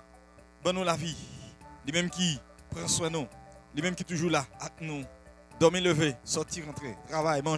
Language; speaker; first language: French; non-native, local second language; Haitian Creole